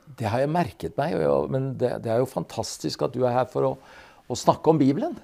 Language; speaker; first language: Norwegian; native; Norwegian